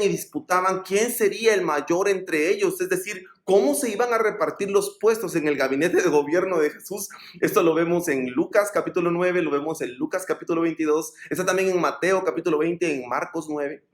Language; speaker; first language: Spanish; native; Spanish